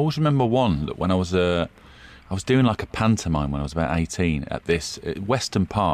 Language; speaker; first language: English; native; English